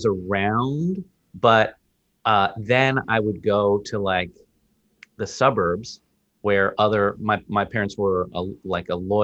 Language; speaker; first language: English; early bilingual, other home language; Spanish